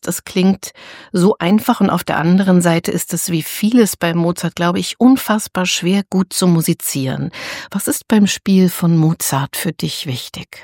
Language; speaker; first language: German; native; German